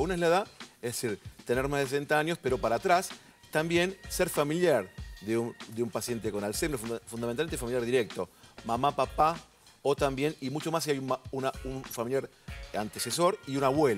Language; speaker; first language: Spanish; native; Spanish